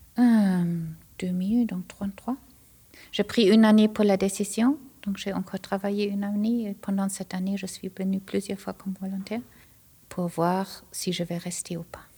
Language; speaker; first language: French; non-native, fluent; German